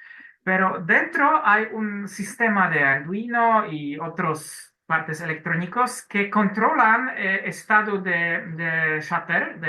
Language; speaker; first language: Spanish; non-native, learner; Polish